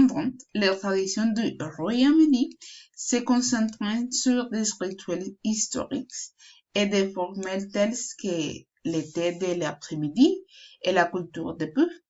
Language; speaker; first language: French; non-native, learner; Spanish